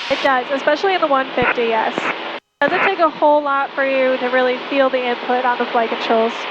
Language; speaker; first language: English; native; English